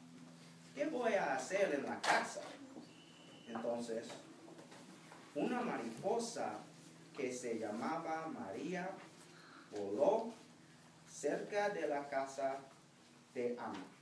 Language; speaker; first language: Spanish; non-native, fluent; English